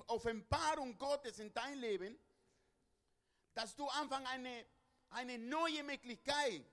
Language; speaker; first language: German; non-native, learner; Spanish